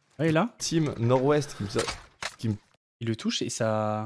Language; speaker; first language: French; native; French